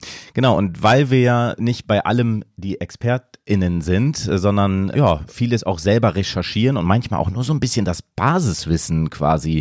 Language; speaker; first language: German; native; German